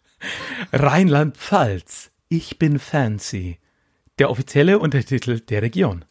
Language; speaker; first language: German; native; German